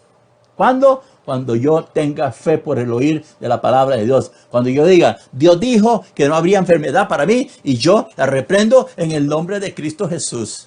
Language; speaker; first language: Spanish; native; Spanish